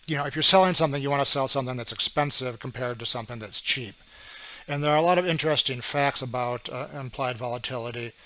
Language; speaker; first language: English; native; English